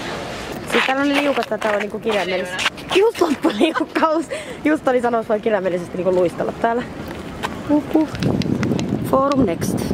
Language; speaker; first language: Finnish; native; Finnish